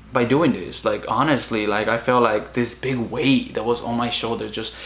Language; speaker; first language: English; early bilingual, other home language; Spanish